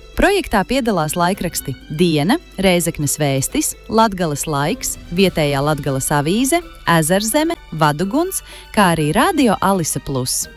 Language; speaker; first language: Latvian; native; Latvian